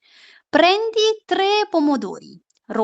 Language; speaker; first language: Italian; non-native, fluent; Urdu